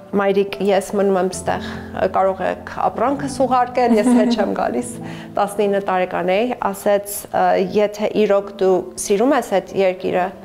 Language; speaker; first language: Armenian; early bilingual, heritage; Armenian